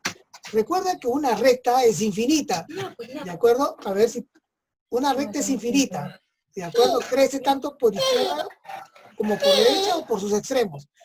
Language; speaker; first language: Spanish; native; Spanish